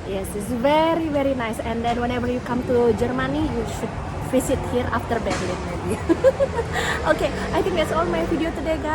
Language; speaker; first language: English; non-native, fluent; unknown